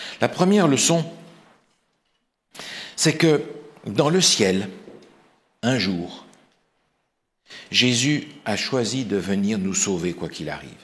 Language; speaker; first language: French; native; French